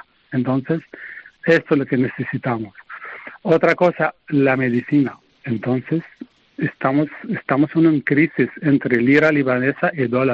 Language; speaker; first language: Spanish; non-native, fluent; Arabic